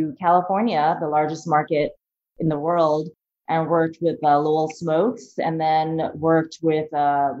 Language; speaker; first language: English; native; English